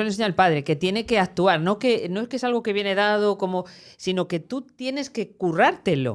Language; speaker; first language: Spanish; native; Spanish